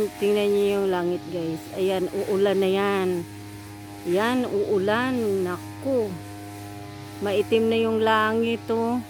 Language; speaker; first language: Filipino; non-native, local second language; Cebuano